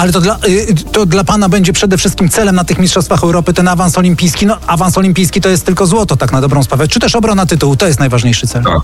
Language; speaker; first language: Polish; native; Polish